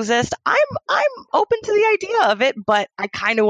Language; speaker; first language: English; native; English